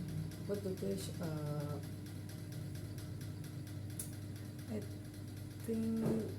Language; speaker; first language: English; non-native, learner; Indonesian